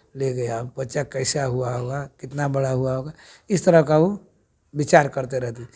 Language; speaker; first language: Hindi; native; Hindi